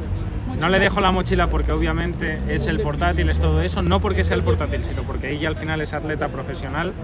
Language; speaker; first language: Spanish; native; Spanish